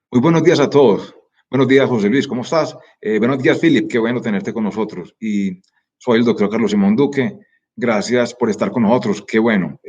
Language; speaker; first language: Spanish; native; Spanish